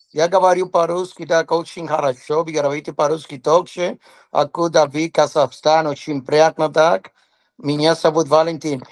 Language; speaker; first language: Russian; non-native, learner; Spanish